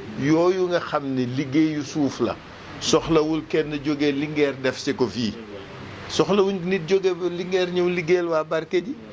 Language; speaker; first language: Wolof; native; Wolof